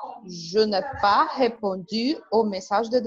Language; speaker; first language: French; non-native, learner; Portuguese